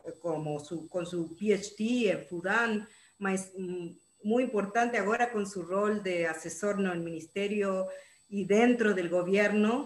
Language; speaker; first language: Portuguese; non-native, learner; Spanish